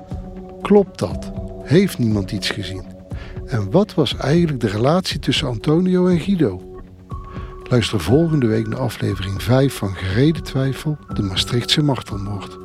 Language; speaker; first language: Dutch; native; Dutch